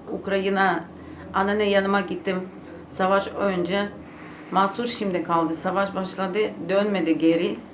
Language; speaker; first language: Turkish; non-native, learner; Ukrainian